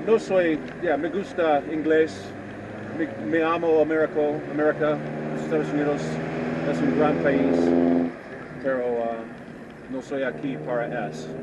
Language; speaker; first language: Spanish; non-native, learner; English